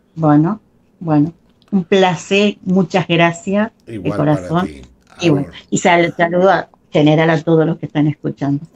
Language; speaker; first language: Spanish; native; Spanish